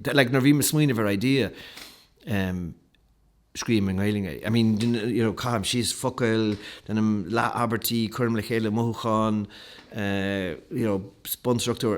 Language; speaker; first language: Irish; native; Irish